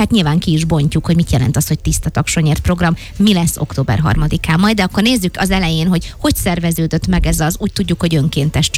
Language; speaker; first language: Hungarian; native; Hungarian